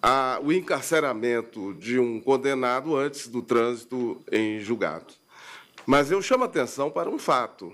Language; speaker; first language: Portuguese; native; Portuguese